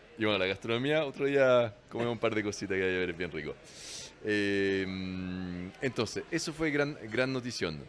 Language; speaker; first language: Spanish; non-native, fluent; French